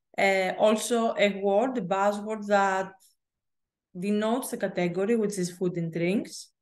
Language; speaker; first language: English; non-native, fluent; Greek